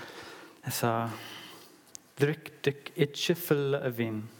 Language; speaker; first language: Norwegian; non-native, learner; English